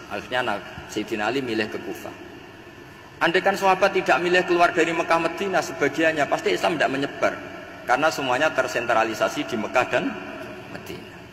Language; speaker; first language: Indonesian; non-native, local second language; Javanese